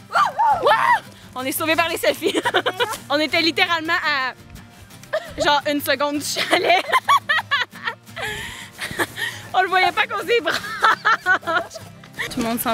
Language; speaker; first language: French; native; French